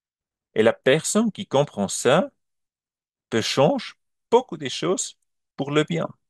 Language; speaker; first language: French; non-native, learner; German